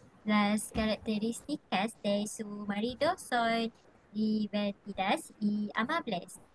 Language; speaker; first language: Spanish; non-native, learner; Malay